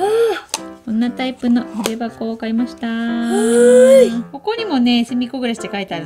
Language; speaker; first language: Japanese; native; Japanese